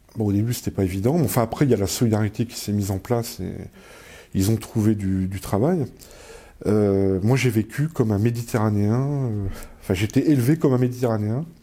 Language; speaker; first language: French; native; French